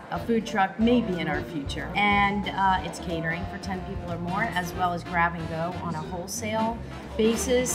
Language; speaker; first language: English; native; English